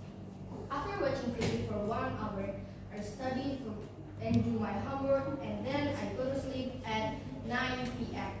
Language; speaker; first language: English; non-native, learner; Indonesian